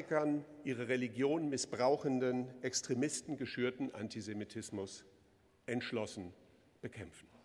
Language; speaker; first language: German; native; German